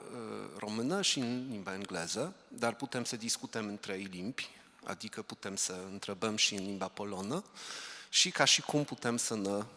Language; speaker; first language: Romanian; non-native, fluent; Polish